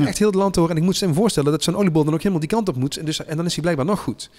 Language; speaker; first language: Dutch; native; Dutch